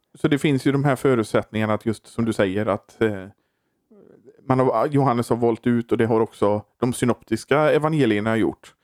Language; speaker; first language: Swedish; native; Swedish